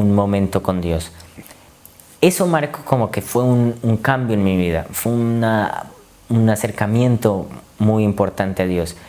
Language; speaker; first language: Spanish; native; Spanish